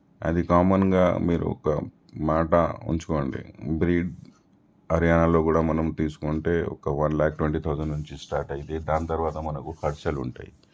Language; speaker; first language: Telugu; non-native, local second language; Urdu